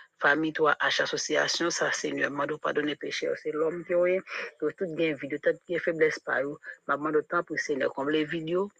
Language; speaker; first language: French; non-native, local second language; Haitian Creole